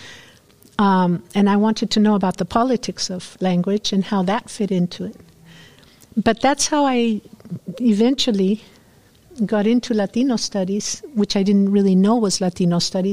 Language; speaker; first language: English; non-native, fluent; Spanish